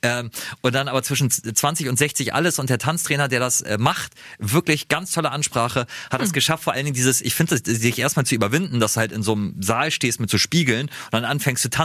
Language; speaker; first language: German; native; German